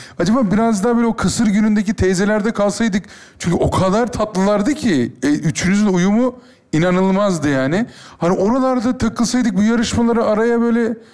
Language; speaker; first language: Turkish; native; Turkish